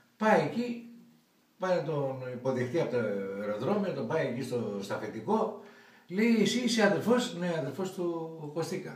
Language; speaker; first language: Greek; native; Greek